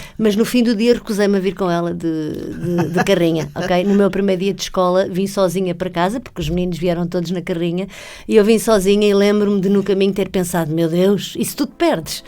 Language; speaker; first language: Portuguese; native; Portuguese